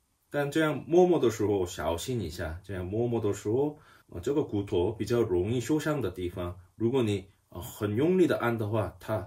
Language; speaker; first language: Chinese; non-native, fluent; Korean